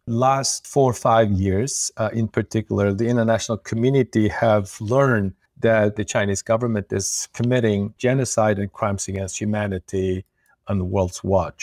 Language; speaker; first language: English; non-native, fluent; Uyghur